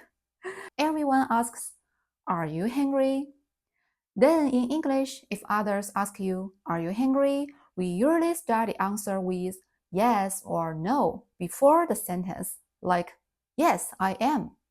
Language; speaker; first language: English; non-native, fluent; Chinese